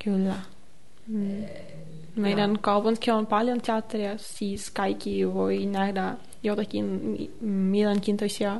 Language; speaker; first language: Finnish; non-native, learner; Russian